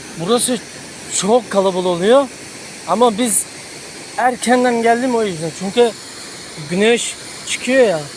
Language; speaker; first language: Turkish; non-native, learner; Hindi